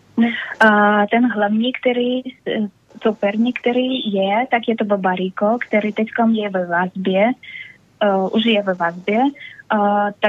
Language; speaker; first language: Czech; non-native, learner; Russian